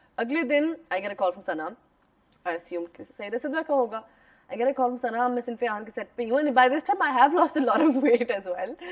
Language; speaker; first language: Urdu; native; Urdu